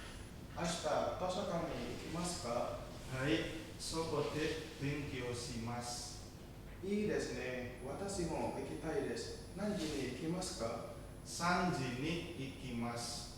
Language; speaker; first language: Japanese; non-native, learner; Indonesian